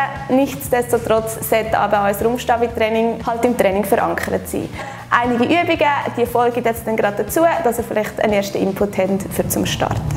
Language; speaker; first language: German; native; German